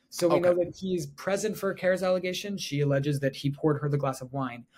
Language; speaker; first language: English; native; English